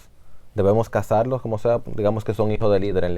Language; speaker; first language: Spanish; native; Spanish